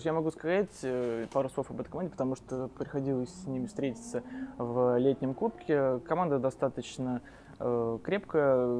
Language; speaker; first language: Russian; native; Russian